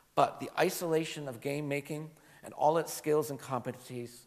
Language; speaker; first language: English; native; English